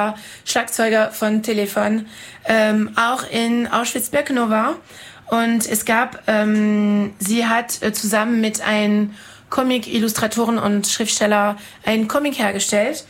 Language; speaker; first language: German; non-native, fluent; French